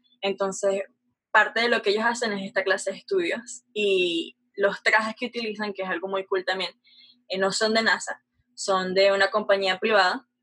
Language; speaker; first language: Spanish; native; Spanish